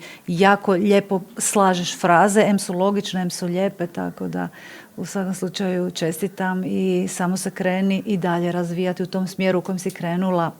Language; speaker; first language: Bosnian; native; Bosnian